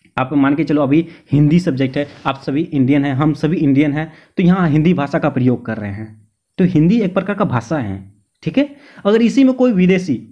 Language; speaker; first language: Hindi; native; Hindi